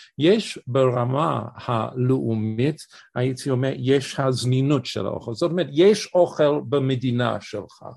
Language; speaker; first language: Hebrew; non-native, fluent; English